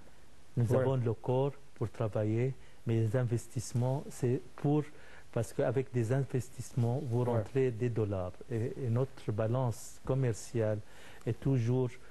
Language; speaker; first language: French; non-native, fluent; Arabic